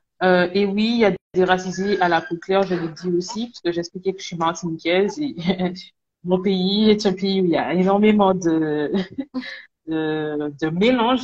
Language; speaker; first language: French; native; French